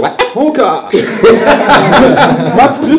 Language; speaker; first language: German; native; German